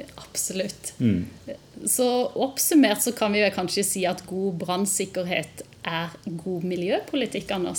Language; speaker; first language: Norwegian; native; Norwegian